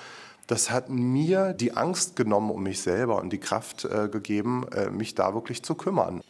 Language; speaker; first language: German; native; German